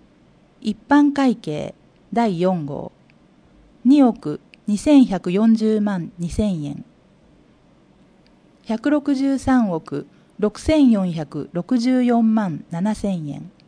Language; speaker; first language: Japanese; native; Japanese